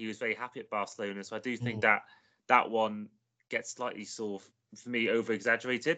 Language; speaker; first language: English; native; English